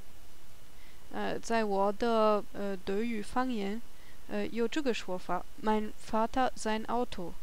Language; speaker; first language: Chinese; non-native, learner; German